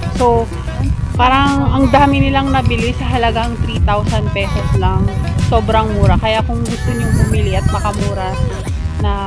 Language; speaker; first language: Filipino; non-native, local second language; Pangasinan